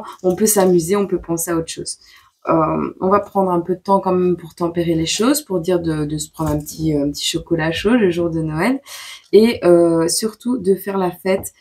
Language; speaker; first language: French; native; French